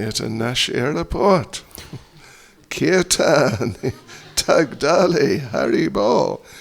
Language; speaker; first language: Russian; non-native, learner; English